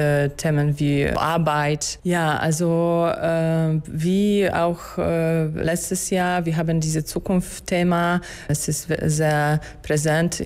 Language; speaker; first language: German; non-native, fluent; Polish